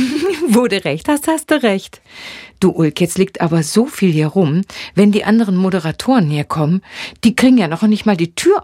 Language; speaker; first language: German; native; German